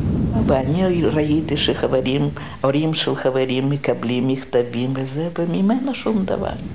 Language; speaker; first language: Hebrew; non-native, fluent; Russian